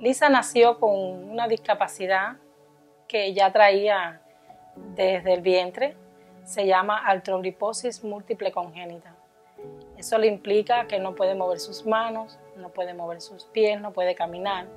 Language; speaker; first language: Spanish; native; Spanish